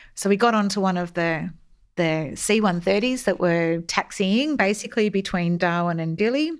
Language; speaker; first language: English; native; English